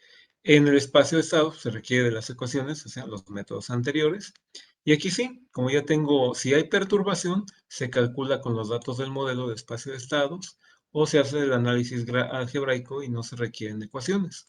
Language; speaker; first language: Spanish; native; Spanish